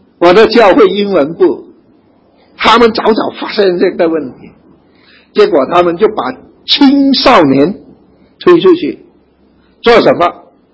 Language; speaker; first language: Chinese; native; Chinese